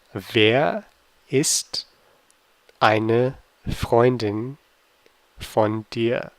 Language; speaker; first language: German; non-native, fluent; English